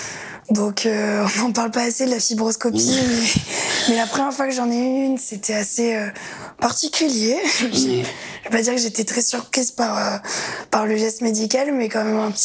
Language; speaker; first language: French; native; French